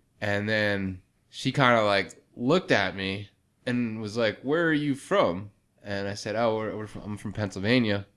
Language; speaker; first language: English; native; English